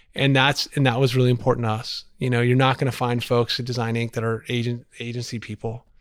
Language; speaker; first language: English; native; English